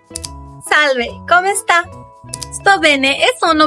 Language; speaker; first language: Italian; non-native, learner; Hindi